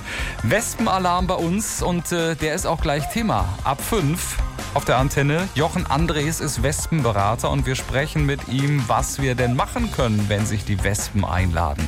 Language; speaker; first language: German; native; German